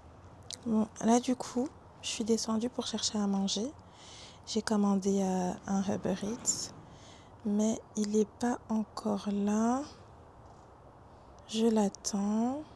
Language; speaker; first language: French; native; French